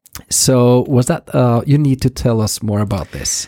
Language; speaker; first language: English; non-native, fluent; Norwegian